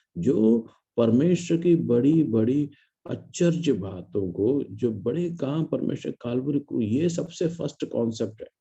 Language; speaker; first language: Hindi; non-native, local second language; Malayalam